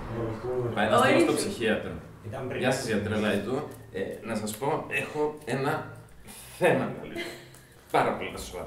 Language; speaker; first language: Greek; native; Greek